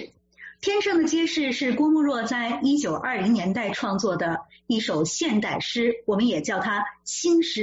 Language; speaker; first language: Chinese; native; Chinese